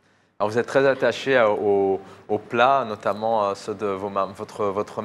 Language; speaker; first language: French; native; French